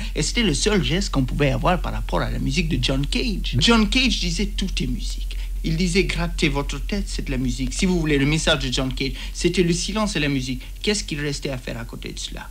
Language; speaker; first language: French; native; French